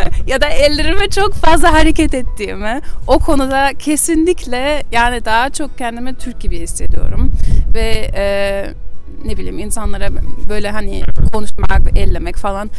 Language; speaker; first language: Turkish; early bilingual, heritage; German